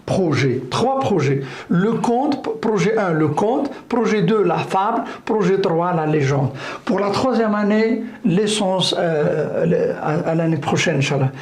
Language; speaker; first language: French; non-native, local second language; Arabic